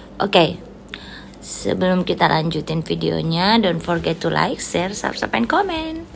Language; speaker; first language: English; non-native, learner; Indonesian